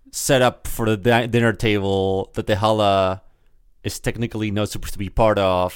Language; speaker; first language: English; early bilingual, other home language; Spanish